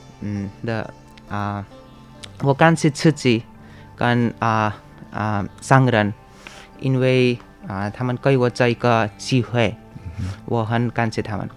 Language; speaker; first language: Chinese; non-native, learner; Nepali